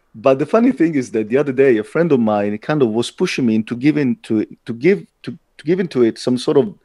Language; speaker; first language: English; non-native, fluent; Italian